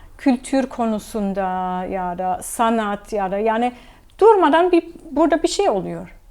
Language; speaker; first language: Turkish; non-native, fluent; German